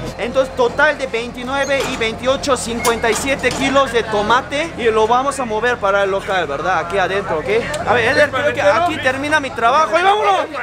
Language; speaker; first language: Spanish; non-native, fluent; Korean